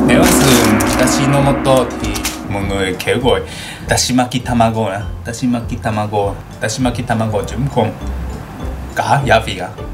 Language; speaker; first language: Vietnamese; non-native, learner; Japanese